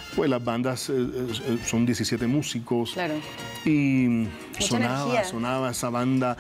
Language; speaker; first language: Spanish; native; Spanish